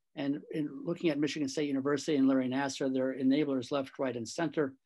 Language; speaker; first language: English; native; English